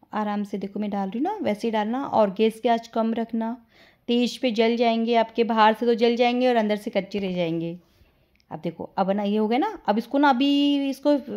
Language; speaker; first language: Hindi; native; Hindi